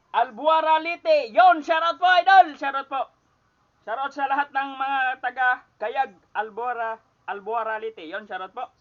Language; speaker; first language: Filipino; non-native, local second language; Cebuano